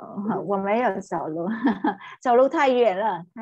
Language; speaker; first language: Chinese; non-native, fluent; Vietnamese